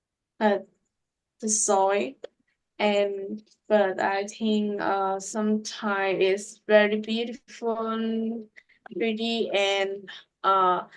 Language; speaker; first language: English; non-native, learner; Vietnamese